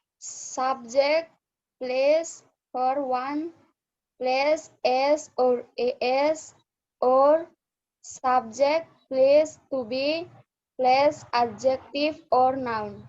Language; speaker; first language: English; non-native, learner; Indonesian